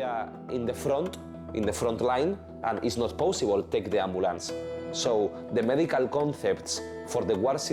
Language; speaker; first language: English; non-native, learner; Spanish